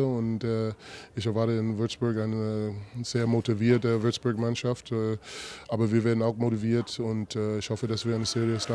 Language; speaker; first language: German; non-native, fluent; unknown